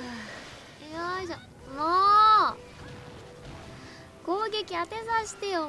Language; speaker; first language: Japanese; native; Japanese